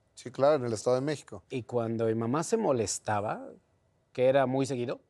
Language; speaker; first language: Spanish; native; Spanish